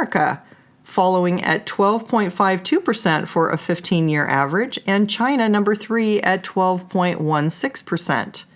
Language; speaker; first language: English; native; English